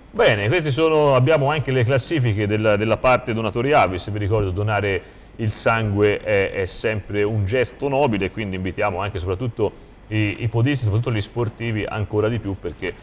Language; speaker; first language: Italian; native; Italian